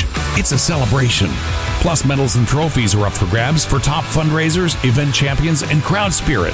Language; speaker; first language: English; native; English